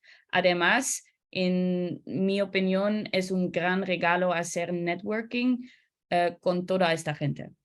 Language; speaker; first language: Spanish; non-native, learner; Dutch